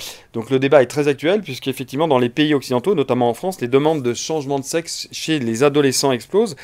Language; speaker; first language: French; native; French